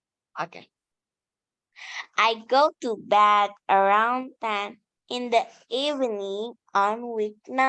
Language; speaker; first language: English; non-native, learner; Indonesian